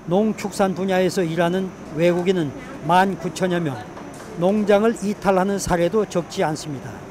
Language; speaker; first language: Korean; native; Korean